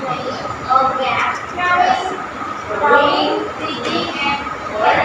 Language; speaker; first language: English; non-native, learner; Indonesian